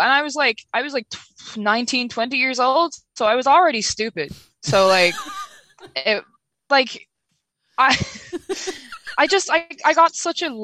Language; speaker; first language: English; native; English